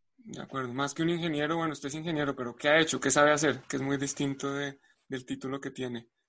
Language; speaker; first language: Spanish; native; Spanish